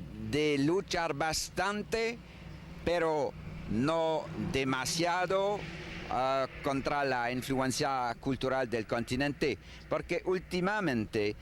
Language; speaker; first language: Spanish; non-native, learner; French